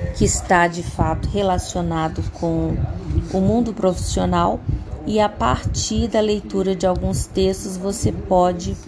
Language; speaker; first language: Portuguese; native; Portuguese